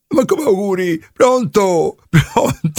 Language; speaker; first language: Italian; native; Italian